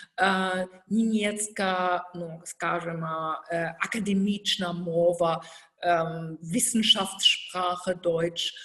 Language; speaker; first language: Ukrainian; non-native, learner; German